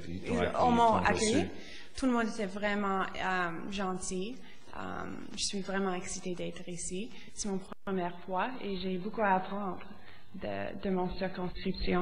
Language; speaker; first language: French; non-native, local second language; English